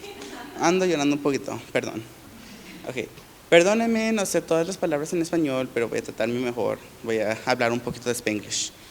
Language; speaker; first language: Spanish; early bilingual, heritage; Spanish